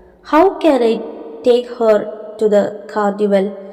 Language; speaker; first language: English; non-native, local second language; Malayalam